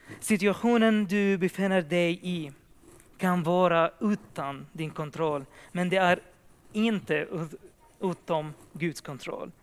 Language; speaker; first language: Swedish; non-native, fluent; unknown